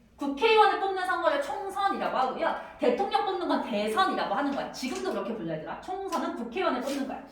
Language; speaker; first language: Korean; native; Korean